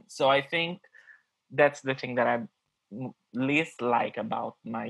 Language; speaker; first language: English; non-native, fluent; Portuguese